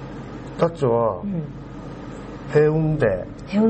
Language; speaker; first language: Japanese; non-native, learner; Korean